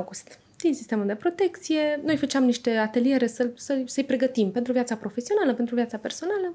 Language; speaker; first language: Romanian; native; Romanian